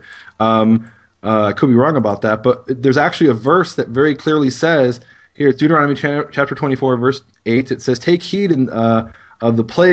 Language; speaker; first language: English; native; English